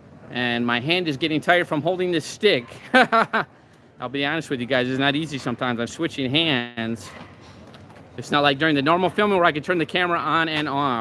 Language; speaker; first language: English; native; English